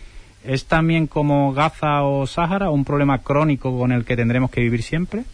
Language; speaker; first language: Spanish; native; Spanish